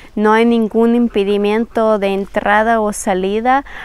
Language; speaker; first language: Spanish; non-native, fluent; Ukrainian